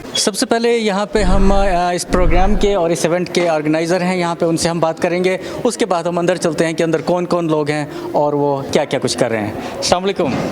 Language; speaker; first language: Urdu; non-native, local second language; Punjabi